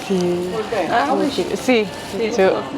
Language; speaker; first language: Spanish; non-native, learner; Cebuano